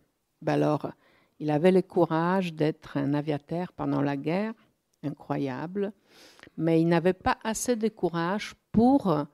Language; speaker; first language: French; non-native, fluent; Polish